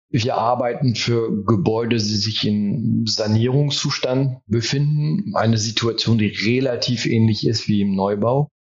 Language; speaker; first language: German; early bilingual, heritage; French